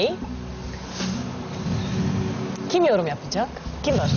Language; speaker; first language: Turkish; non-native, learner; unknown